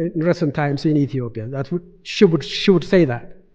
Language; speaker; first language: English; non-native, local second language; Amharic